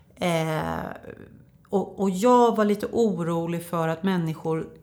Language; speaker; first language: Swedish; native; Swedish